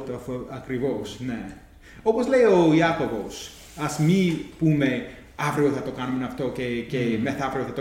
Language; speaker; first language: Greek; non-native, fluent; English